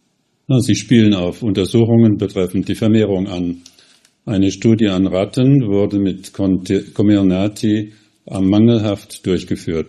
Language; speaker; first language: German; native; German